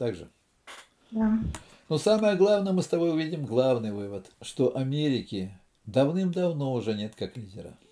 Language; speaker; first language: Russian; native; Russian